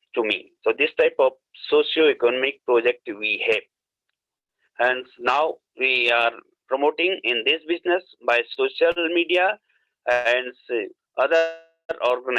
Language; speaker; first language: English; non-native, learner; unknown